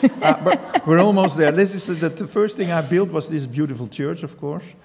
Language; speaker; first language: English; non-native, fluent; Dutch